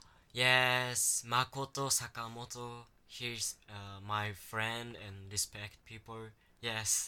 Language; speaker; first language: English; non-native, learner; Japanese